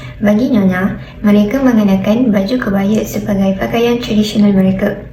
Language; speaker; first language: Malay; native; Malay